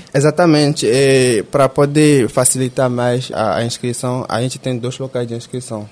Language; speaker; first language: Portuguese; non-native, fluent; Fon